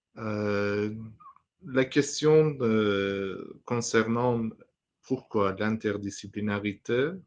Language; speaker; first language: French; non-native, fluent; Persian